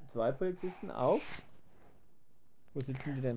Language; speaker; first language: German; native; German